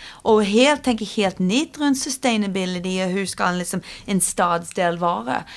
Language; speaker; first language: Swedish; non-native, fluent; English